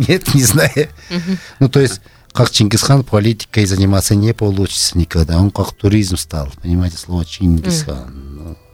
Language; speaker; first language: Russian; non-native, local second language; Tuvinian